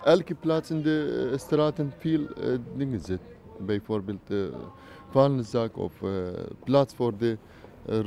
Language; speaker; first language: Dutch; non-native, learner; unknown